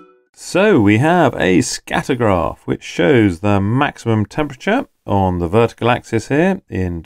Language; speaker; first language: English; native; English